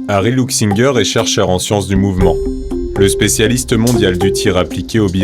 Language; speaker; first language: French; native; French